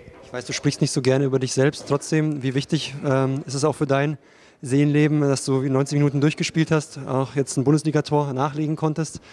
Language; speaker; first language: German; native; German